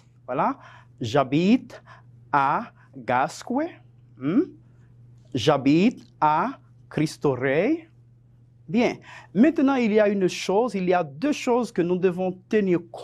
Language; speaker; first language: French; non-native, fluent; Spanish